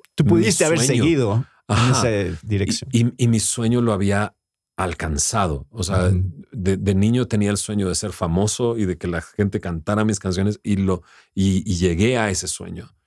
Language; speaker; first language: Spanish; native; Spanish